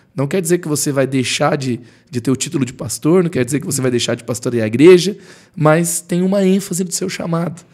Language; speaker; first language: Portuguese; native; Portuguese